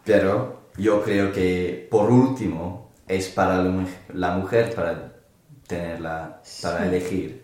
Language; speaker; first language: Spanish; non-native, learner; English